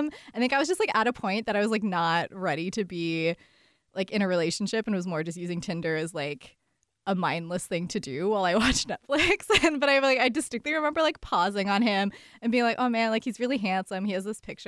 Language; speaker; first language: English; native; English